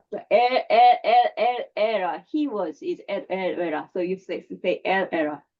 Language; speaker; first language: English; non-native, learner; Korean